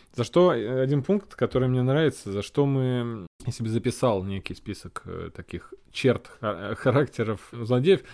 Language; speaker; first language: Russian; native; Russian